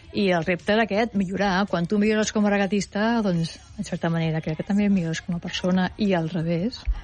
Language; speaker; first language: Catalan; native; Catalan